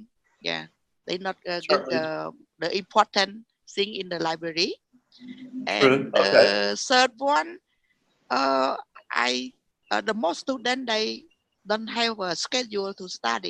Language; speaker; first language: English; non-native, learner; Vietnamese